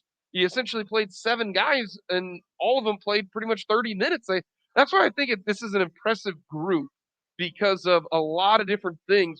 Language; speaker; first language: English; native; English